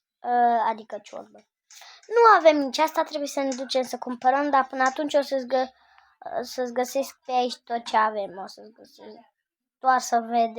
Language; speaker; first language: Romanian; native; Romanian